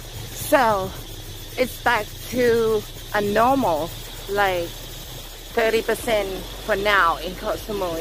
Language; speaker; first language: English; non-native, learner; Thai